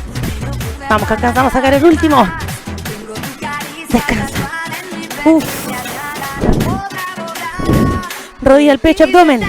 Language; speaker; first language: Spanish; native; Spanish